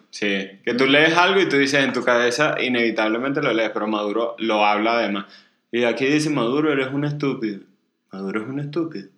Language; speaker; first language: Spanish; native; Spanish